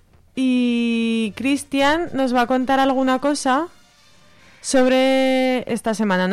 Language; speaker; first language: Spanish; native; Spanish